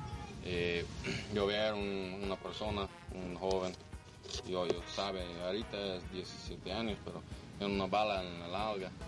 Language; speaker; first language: Spanish; non-native, learner; English